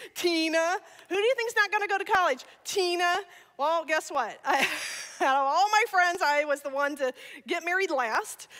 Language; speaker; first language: English; native; English